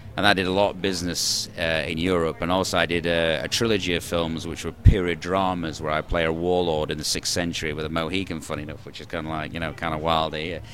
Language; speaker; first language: English; native; English